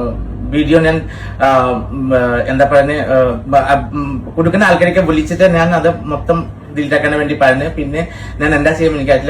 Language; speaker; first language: Malayalam; non-native, fluent; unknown